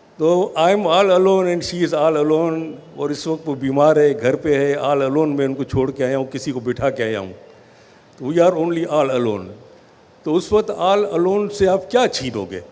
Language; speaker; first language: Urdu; non-native, local second language; Sindhi